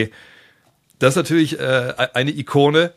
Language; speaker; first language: German; native; German